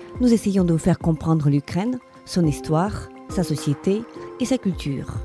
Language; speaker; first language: French; non-native, fluent; Ukrainian